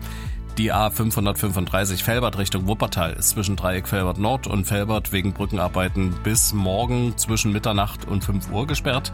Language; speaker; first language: German; native; German